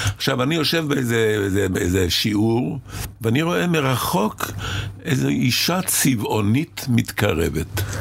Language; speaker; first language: Hebrew; early bilingual, other home language; Arabic